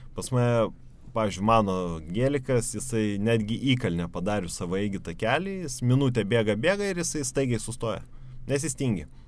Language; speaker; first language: Lithuanian; native; Lithuanian